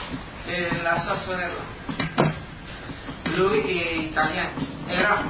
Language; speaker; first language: Italian; early bilingual, heritage; Italian